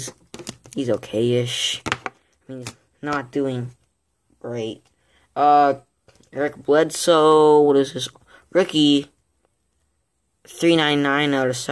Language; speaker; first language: English; native; English